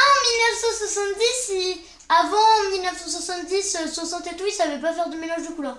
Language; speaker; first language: French; native; French